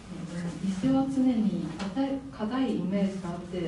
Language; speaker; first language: Japanese; non-native, fluent; Chinese